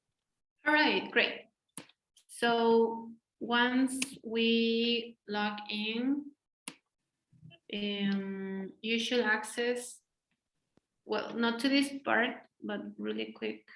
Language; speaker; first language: English; non-native, fluent; Spanish